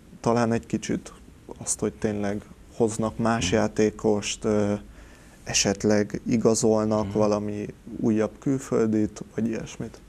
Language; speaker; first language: Hungarian; native; Hungarian